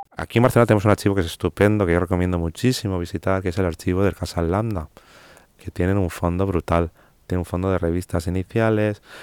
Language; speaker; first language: Spanish; non-native, local second language; Catalan